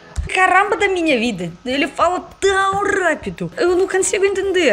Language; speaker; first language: Portuguese; non-native, learner; Russian